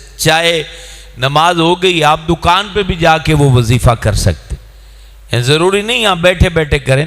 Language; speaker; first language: Urdu; non-native, local second language; Punjabi